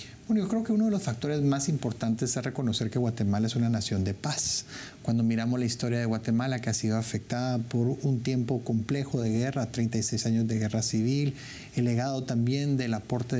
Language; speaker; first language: Spanish; native; Spanish